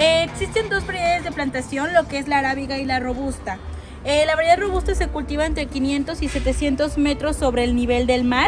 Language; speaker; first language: Spanish; native; Spanish